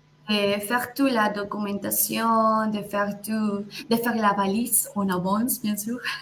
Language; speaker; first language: French; non-native, fluent; Spanish